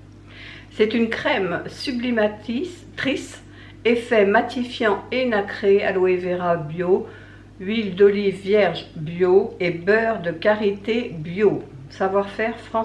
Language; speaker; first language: French; native; French